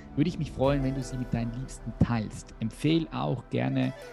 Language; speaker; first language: German; native; German